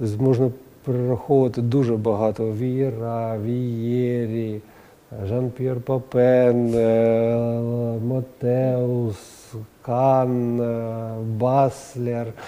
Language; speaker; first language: Ukrainian; non-native, local second language; Russian